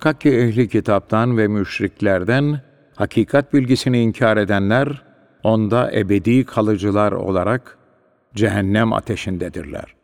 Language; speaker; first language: Turkish; native; Turkish